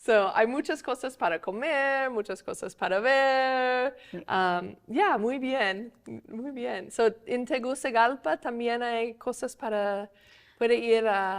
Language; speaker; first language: Spanish; non-native, fluent; English